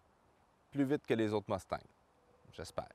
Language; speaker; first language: French; native; French